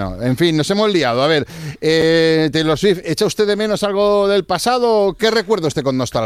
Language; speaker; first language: Spanish; native; Spanish